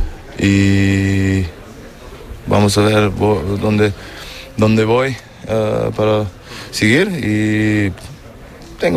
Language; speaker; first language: Spanish; non-native, fluent; German